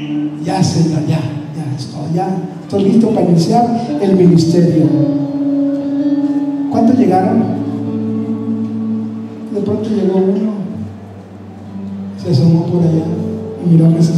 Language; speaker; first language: Spanish; native; Spanish